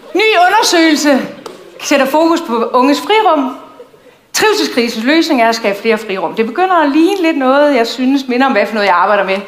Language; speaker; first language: Danish; native; Danish